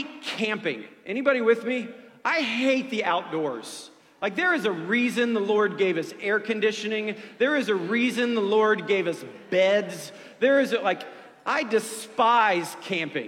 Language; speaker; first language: English; native; English